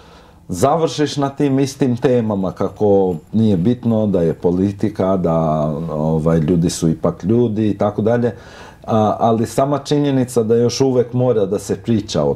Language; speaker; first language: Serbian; non-native, local second language; Albanian